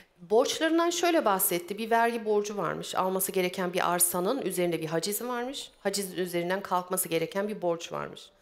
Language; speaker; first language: Turkish; early bilingual, heritage; Turkish